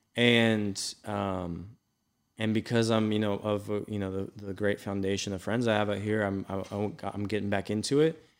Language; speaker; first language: English; native; English